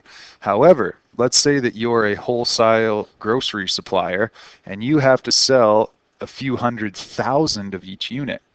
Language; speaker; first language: English; native; English